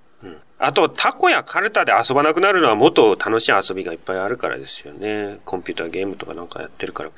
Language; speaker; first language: Japanese; native; Japanese